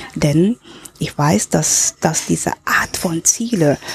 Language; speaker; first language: German; early bilingual, other home language; Cantonese